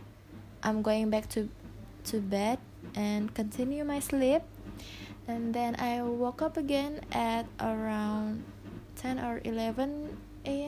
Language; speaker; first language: English; non-native, fluent; Indonesian